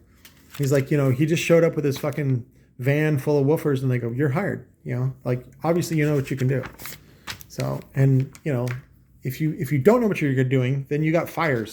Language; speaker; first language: English; native; English